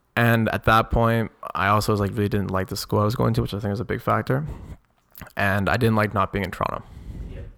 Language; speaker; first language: English; native; English